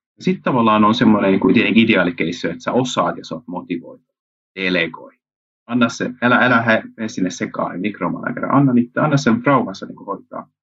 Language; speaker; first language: Finnish; early bilingual, heritage; Finnish